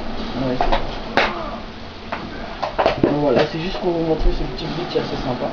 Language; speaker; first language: French; native; French